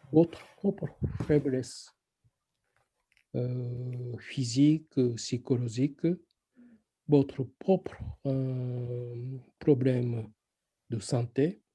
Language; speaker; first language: French; non-native, fluent; Japanese